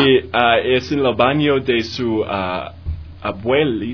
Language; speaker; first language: Spanish; non-native, learner; English